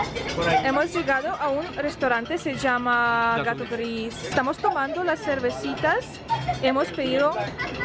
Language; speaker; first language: Spanish; non-native, fluent; Russian